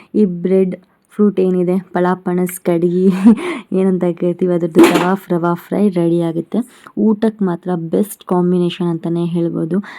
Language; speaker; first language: Kannada; non-native, local second language; Konkani